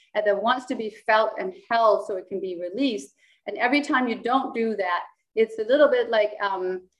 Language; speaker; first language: English; non-native, fluent; Danish